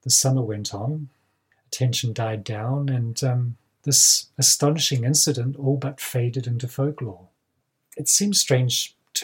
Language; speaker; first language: English; native; English